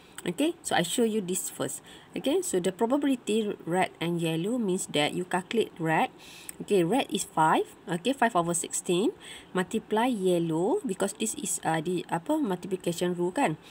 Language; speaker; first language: English; non-native, local second language; Malay